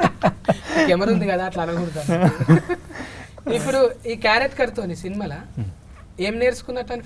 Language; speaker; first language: Telugu; native; Telugu